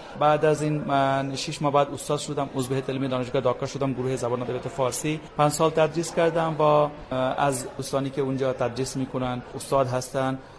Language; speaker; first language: Persian; non-native, fluent; Bangla